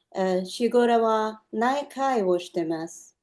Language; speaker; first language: Japanese; non-native, learner; Ukrainian